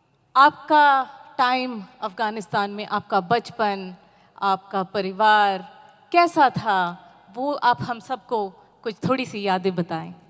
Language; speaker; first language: Hindi; native; Hindi